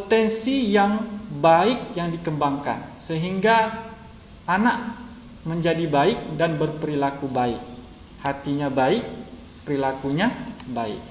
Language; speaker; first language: Indonesian; native; Indonesian